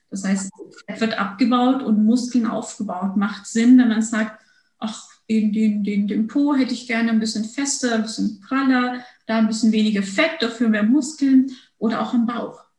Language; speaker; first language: German; early bilingual, other home language; Turkish